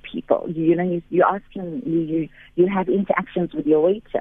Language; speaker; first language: English; native; English